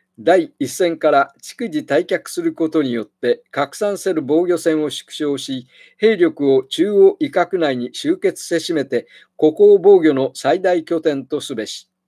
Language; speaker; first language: Japanese; native; Japanese